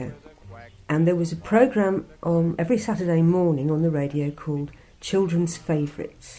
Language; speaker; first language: English; native; English